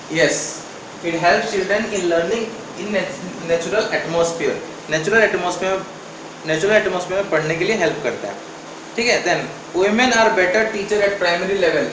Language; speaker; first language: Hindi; non-native, local second language; Odia